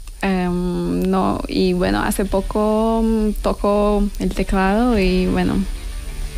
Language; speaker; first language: Spanish; native; Spanish